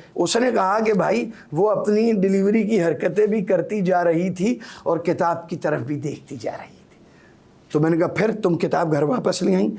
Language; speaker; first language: Urdu; native; Urdu